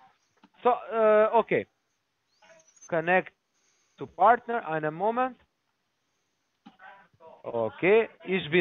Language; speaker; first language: German; non-native, learner; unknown